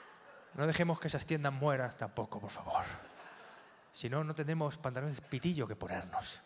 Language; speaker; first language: Spanish; native; Spanish